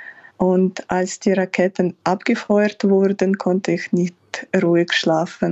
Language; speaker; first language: German; non-native, fluent; Ukrainian